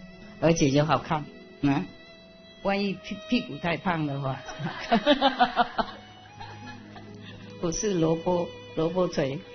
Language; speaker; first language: Chinese; non-native, fluent; Vietnamese